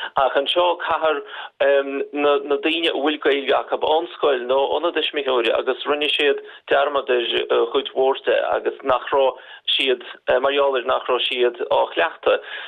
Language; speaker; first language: Irish; non-native, fluent; Russian